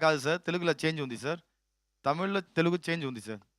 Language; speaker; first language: Telugu; non-native, learner; Tamil